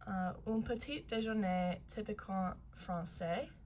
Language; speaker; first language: French; non-native, learner; English